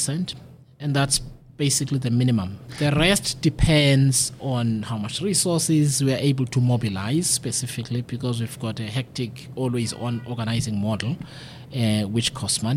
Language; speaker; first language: English; non-native, local second language; Xhosa